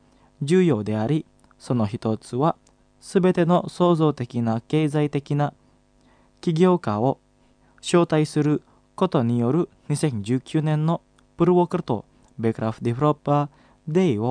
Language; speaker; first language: Japanese; non-native, fluent; Indonesian